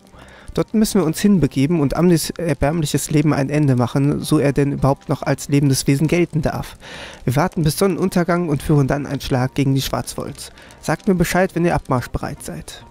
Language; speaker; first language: German; native; German